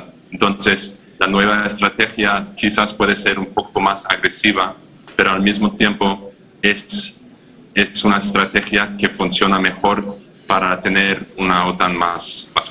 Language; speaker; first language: Spanish; non-native, fluent; English